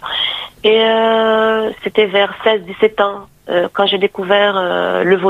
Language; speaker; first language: French; non-native, local second language; Haitian Creole